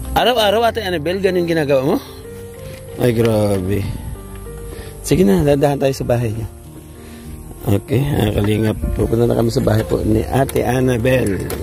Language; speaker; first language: Filipino; native; Filipino